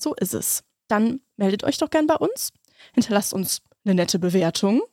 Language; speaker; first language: German; native; German